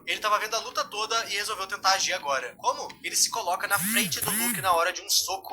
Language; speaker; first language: Portuguese; native; Portuguese